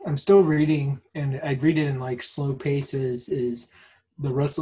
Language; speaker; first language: English; native; English